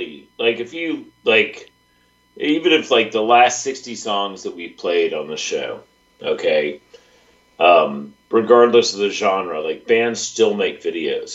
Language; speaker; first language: English; native; English